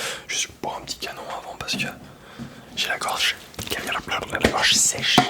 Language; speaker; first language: French; native; French